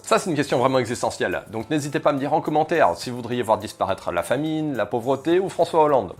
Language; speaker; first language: French; native; French